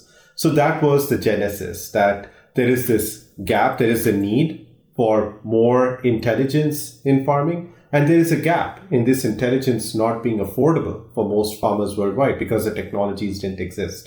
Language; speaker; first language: English; non-native, local second language; Hindi